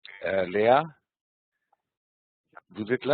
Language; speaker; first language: French; non-native, fluent; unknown